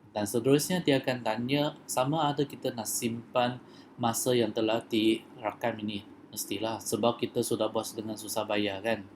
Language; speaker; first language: Malay; non-native, local second language; Chinese